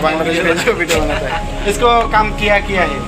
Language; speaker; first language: Hindi; non-native, learner; Bangla